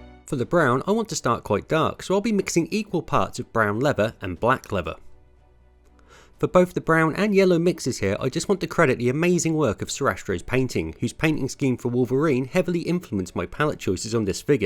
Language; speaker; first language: English; native; English